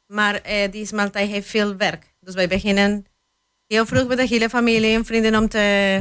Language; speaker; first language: Dutch; non-native, fluent; Spanish